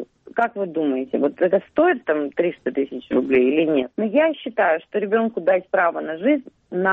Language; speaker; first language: Russian; native; Russian